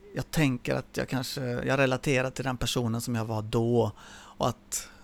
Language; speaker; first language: Swedish; early bilingual, other home language; Spanish